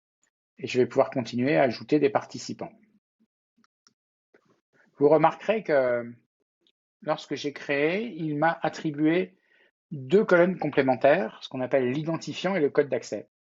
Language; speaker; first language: French; native; French